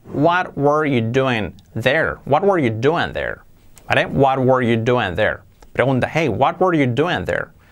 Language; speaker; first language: English; non-native, fluent; Spanish